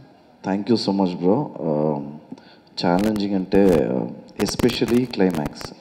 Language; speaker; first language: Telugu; non-native, learner; Kannada